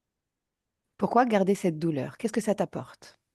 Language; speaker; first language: French; native; French